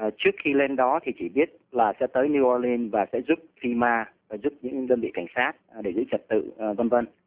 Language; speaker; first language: Vietnamese; early bilingual, heritage; Vietnamese